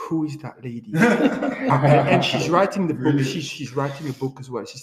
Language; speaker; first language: English; non-native, fluent; French